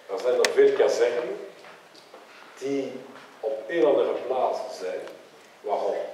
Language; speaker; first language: Dutch; non-native, local second language; French